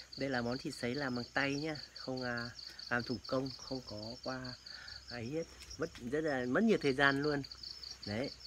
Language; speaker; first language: Vietnamese; non-native, local second language; Tày